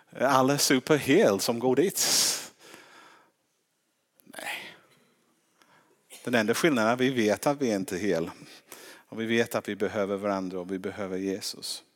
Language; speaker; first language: Swedish; non-native, fluent; English